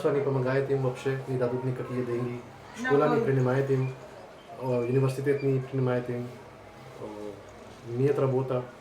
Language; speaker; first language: Russian; non-native, learner; Hindi